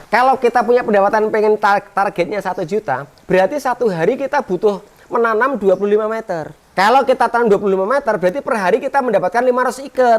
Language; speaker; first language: Indonesian; non-native, local second language; Javanese